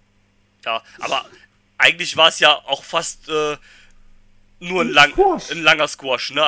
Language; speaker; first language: German; native; German